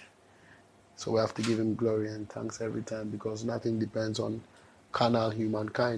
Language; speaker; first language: English; non-native, local second language; Ewe